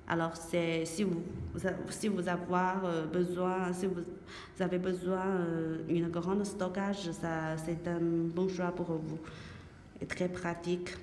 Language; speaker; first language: French; non-native, learner; Chinese